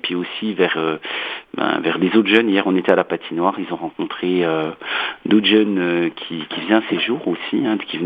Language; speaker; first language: French; native; French